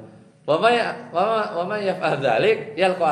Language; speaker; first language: Arabic; non-native, fluent; Indonesian